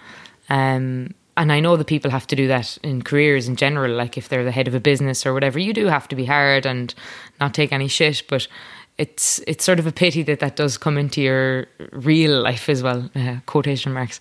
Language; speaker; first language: English; native; English